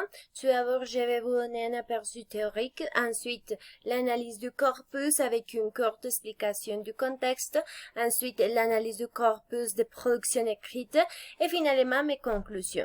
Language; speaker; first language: French; non-native, fluent; Spanish